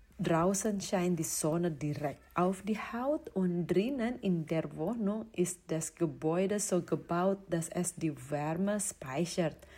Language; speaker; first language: German; non-native, fluent; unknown